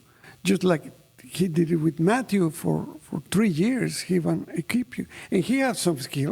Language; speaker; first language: English; non-native, fluent; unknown